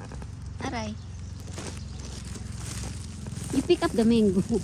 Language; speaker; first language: English; non-native, learner; Filipino